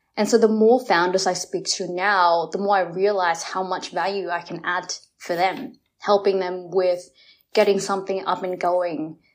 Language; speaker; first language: English; early bilingual, other home language; Vietnamese